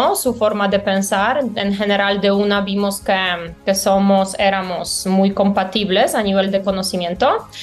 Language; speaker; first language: Spanish; non-native, fluent; Polish